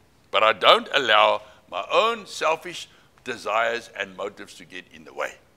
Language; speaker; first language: English; non-native, local second language; Afrikaans